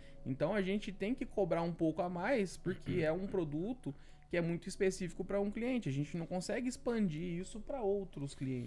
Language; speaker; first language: Portuguese; native; Portuguese